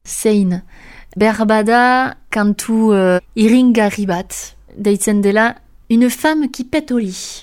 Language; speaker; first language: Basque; non-native, local second language; French